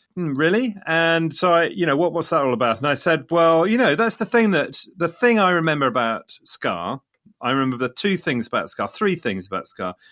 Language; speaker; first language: English; native; English